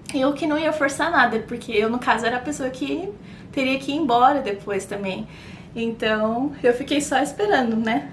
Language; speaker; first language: Portuguese; native; Portuguese